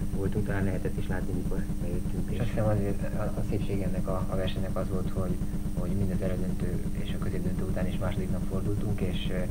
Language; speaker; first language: Hungarian; native; Hungarian